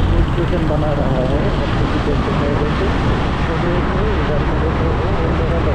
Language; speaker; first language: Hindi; non-native, local second language; Bodo